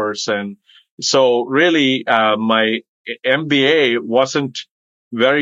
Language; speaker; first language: English; non-native, local second language; Tamil